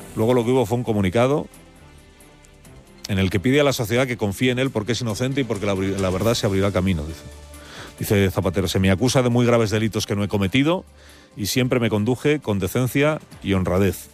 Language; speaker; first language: Spanish; native; Spanish